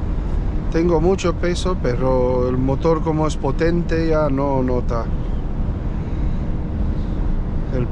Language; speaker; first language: Spanish; non-native, local second language; Catalan